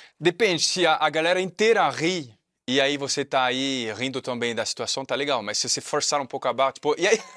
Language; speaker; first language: Portuguese; non-native, fluent; French